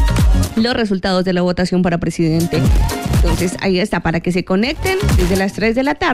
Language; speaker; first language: Spanish; native; Spanish